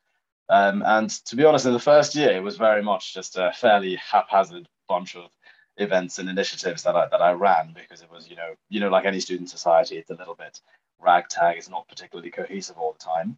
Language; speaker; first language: English; native; English